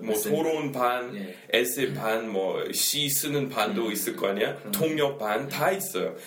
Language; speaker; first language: Korean; non-native, fluent; English